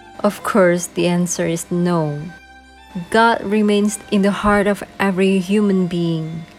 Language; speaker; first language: English; non-native, fluent; Indonesian